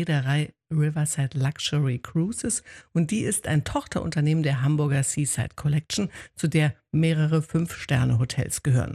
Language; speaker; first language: German; native; German